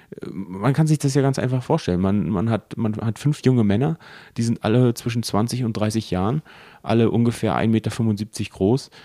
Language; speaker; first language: German; native; German